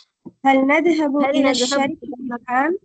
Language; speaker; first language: Arabic; non-native, learner; Tamil